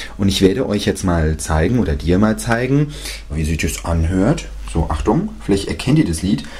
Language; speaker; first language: German; native; German